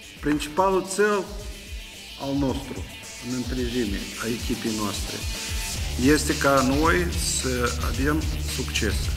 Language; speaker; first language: Romanian; native; Romanian